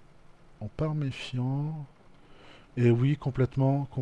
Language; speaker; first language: French; native; French